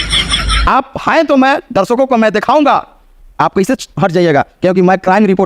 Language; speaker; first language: Hindi; non-native, local second language; Bhojpuri